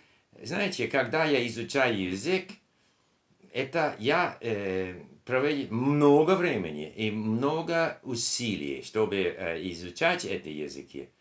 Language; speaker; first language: Russian; non-native, learner; English